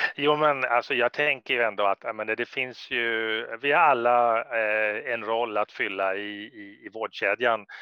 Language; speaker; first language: Swedish; native; Swedish